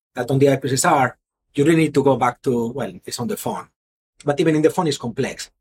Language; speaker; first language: English; non-native, fluent; Spanish